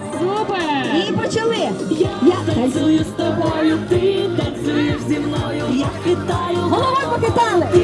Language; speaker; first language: Ukrainian; native; Ukrainian